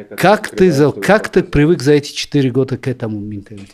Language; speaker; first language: Russian; non-native, local second language; Tajik